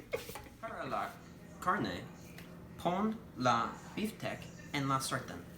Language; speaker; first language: Spanish; non-native, learner; English